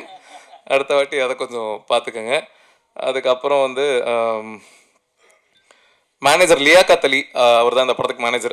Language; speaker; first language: Tamil; native; Tamil